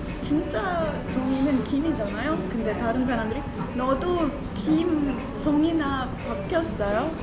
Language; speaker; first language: Korean; non-native, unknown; Russian